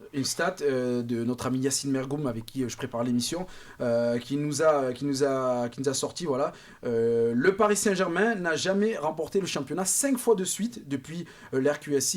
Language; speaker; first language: French; native; French